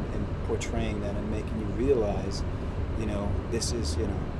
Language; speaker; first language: English; non-native, fluent; Arabic